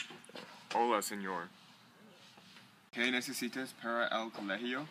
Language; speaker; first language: Spanish; non-native, learner; English